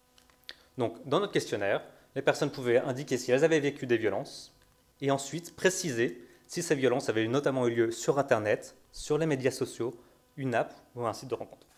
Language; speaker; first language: French; native; French